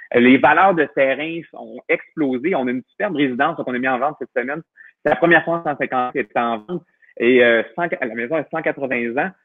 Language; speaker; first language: French; native; French